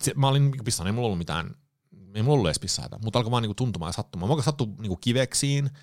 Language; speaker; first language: Finnish; early bilingual, heritage; Finnish